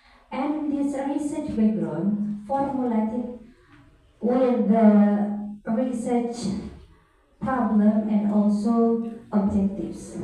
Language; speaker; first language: English; non-native, learner; Indonesian